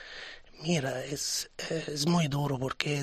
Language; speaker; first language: Spanish; non-native, fluent; Arabic